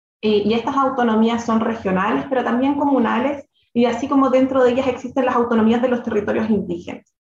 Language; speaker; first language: Spanish; native; Spanish